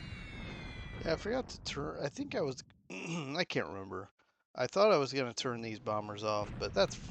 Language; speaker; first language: English; native; English